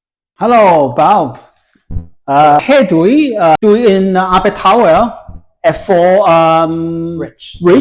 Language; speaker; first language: Welsh; non-native, learner; English